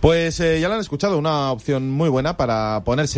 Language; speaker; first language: Spanish; native; Spanish